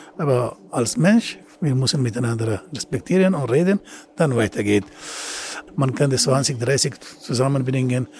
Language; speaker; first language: German; non-native, learner; Persian